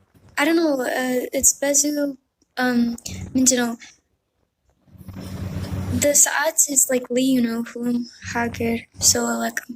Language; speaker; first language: English; early bilingual, heritage; Amharic